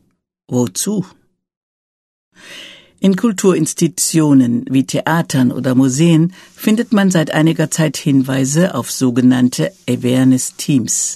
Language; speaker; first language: German; native; German